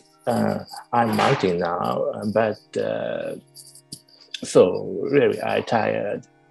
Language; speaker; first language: English; non-native, learner; Japanese